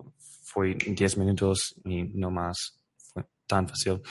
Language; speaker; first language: Spanish; non-native, learner; English